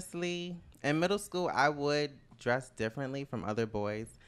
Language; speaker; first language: English; native; English